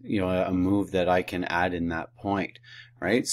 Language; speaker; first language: English; native; English